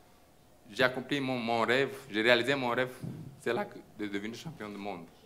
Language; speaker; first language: French; non-native, fluent; Romanian